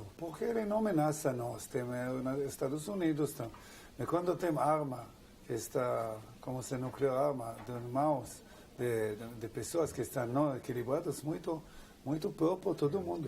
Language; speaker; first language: Portuguese; non-native, learner; Hebrew